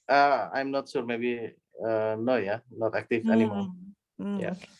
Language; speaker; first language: English; non-native, learner; Indonesian